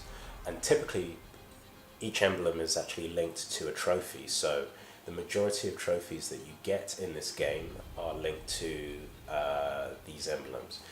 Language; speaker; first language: English; native; English